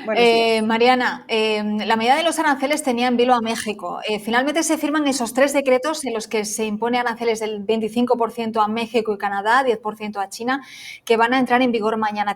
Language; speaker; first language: Spanish; native; Spanish